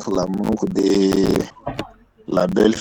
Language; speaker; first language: French; non-native, learner; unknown